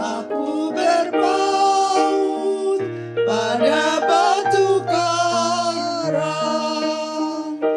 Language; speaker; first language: Indonesian; native; Indonesian